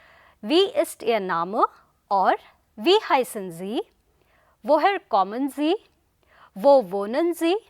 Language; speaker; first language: German; non-native, fluent; Hindi